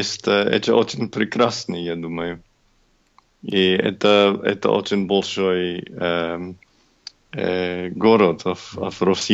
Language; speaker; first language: Russian; non-native, learner; English